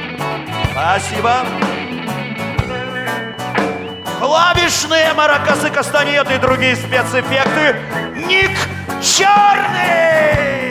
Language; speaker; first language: Russian; native; Russian